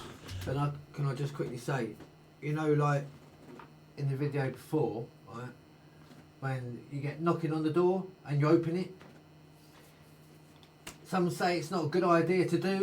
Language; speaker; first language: English; native; English